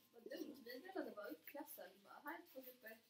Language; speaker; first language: Swedish; native; Swedish